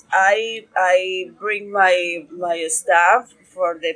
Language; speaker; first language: English; non-native, learner; Spanish